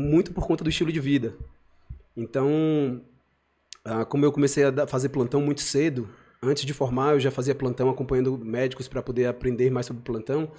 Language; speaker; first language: Portuguese; native; Portuguese